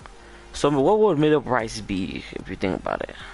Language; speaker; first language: English; native; English